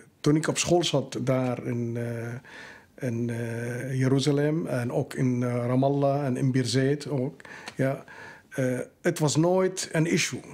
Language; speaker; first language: Dutch; non-native, fluent; Arabic